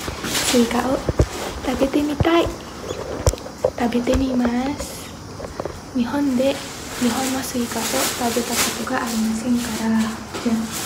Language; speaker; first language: Japanese; non-native, learner; Indonesian